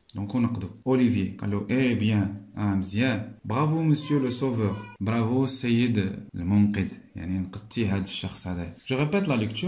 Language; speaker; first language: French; non-native, local second language; Arabic